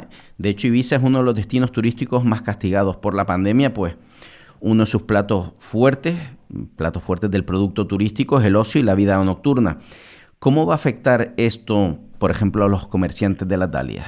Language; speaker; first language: Spanish; native; Spanish